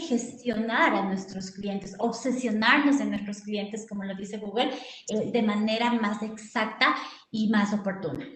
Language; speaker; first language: Spanish; native; Spanish